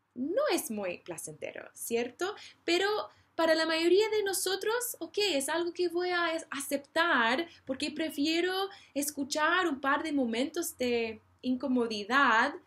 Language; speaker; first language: Spanish; non-native, fluent; English